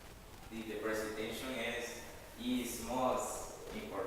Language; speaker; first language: English; non-native, learner; Spanish